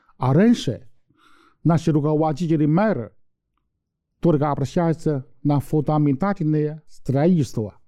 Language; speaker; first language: Russian; non-native, learner; Chinese